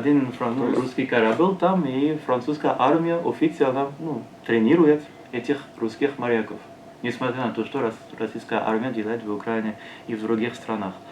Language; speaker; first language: Russian; non-native, learner; French